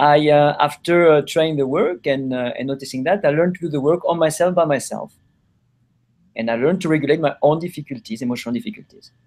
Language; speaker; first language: English; non-native, fluent; French